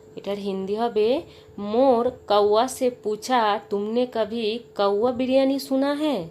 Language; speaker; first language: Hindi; non-native, local second language; Bangla